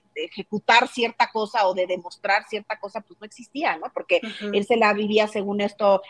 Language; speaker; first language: Spanish; native; Spanish